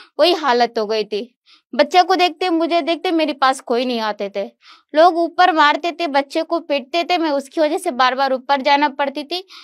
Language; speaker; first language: Hindi; non-native, local second language; Kannada